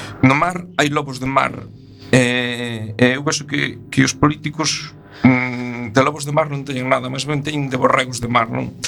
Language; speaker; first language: Galician; native; Galician